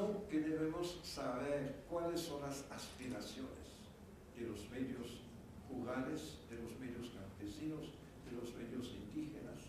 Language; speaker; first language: Spanish; non-native, fluent; French